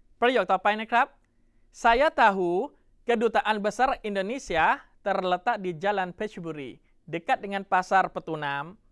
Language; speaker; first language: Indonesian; non-native, fluent; Thai